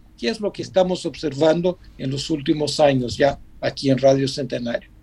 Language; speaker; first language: Spanish; non-native, fluent; Portuguese